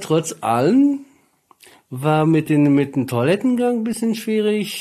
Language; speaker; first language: German; non-native, learner; Polish